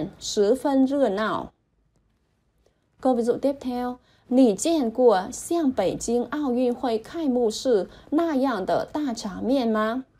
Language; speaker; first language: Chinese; non-native, fluent; Vietnamese